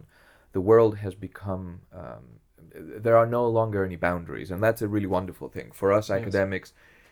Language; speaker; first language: English; non-native, fluent; Greek